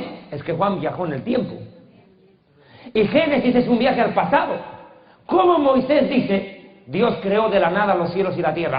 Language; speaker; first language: Spanish; native; Spanish